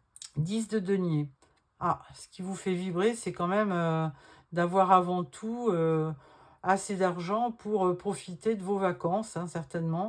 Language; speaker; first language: French; native; French